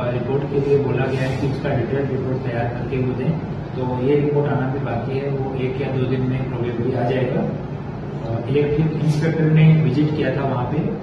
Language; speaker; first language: Hindi; non-native, local second language; Gujarati